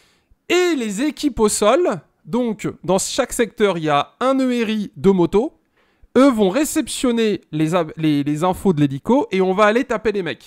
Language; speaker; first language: French; native; French